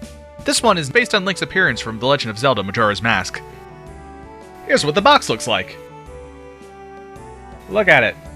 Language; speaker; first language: English; native; English